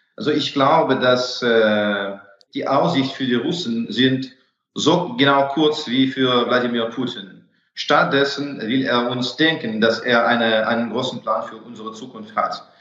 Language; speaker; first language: German; non-native, fluent; Russian